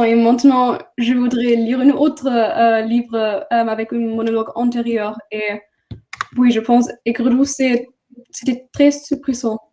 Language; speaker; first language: French; non-native, learner; German